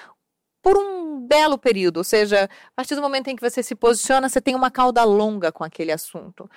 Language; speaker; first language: Portuguese; native; Portuguese